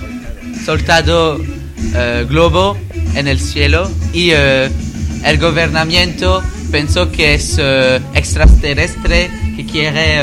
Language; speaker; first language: Spanish; non-native, learner; French